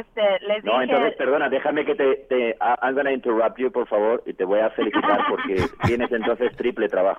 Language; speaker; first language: Spanish; native; Spanish